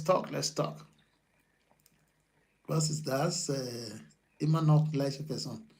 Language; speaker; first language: German; non-native, learner; Yoruba